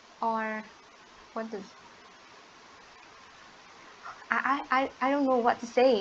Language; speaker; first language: English; non-native, learner; Vietnamese